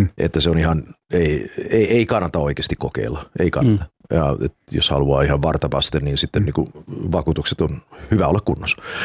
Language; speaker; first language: Finnish; early bilingual, heritage; Finnish